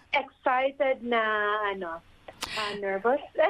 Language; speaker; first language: English; non-native, local second language; Filipino